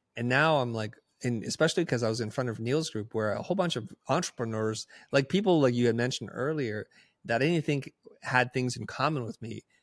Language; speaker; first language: English; early bilingual, other home language; Vietnamese